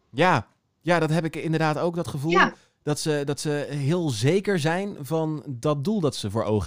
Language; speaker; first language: Dutch; native; Dutch